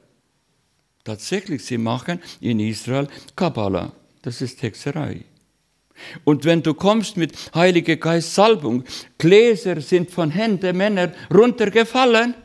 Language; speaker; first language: German; non-native, learner; Russian